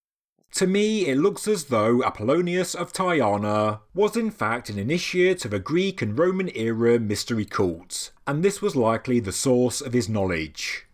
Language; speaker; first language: English; native; English